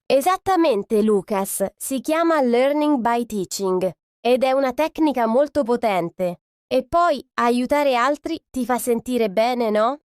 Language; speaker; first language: Italian; non-native, fluent; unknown